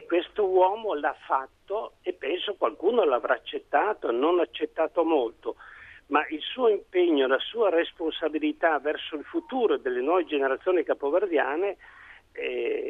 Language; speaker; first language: Italian; native; Italian